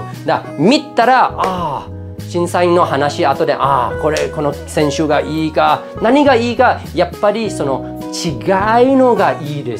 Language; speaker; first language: Japanese; non-native, fluent; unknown